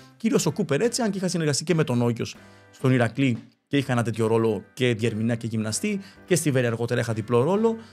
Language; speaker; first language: Greek; early bilingual, other home language; Spanish